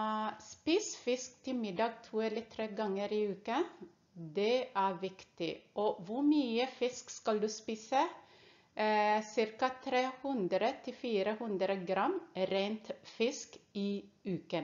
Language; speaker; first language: Norwegian; non-native, fluent; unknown